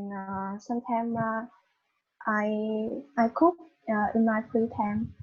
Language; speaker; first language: English; non-native, learner; Vietnamese